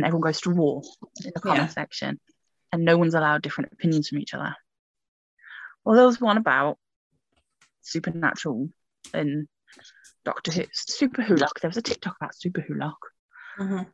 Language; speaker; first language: English; native; English